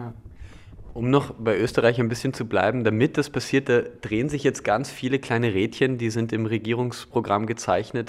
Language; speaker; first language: German; native; German